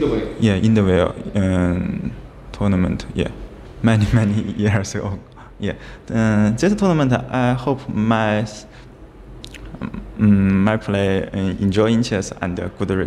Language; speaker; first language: English; non-native, learner; Chinese